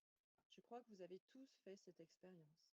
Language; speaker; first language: French; native; French